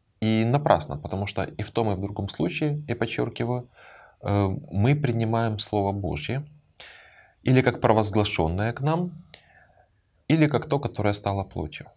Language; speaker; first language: Russian; native; Russian